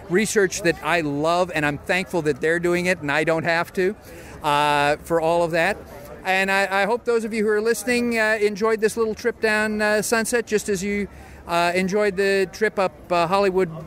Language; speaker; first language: English; native; English